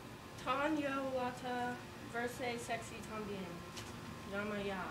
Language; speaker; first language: Spanish; non-native, learner; English